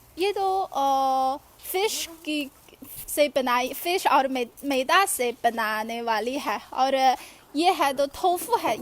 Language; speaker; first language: Urdu; non-native, fluent; Chinese